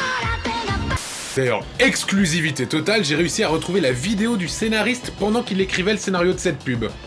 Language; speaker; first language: French; native; French